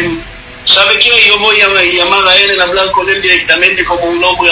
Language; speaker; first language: Spanish; non-native, learner; Hebrew